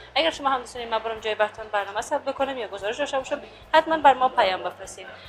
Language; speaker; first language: Persian; native; Persian